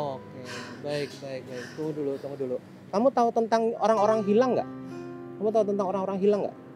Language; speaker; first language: Indonesian; native; Indonesian